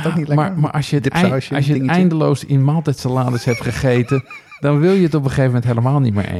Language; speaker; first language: Dutch; native; Dutch